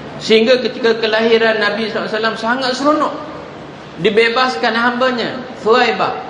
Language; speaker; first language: Malay; non-native, local second language; Javanese